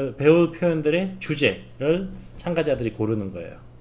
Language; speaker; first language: Korean; native; Korean